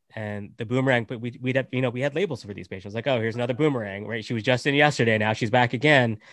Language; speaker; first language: English; native; English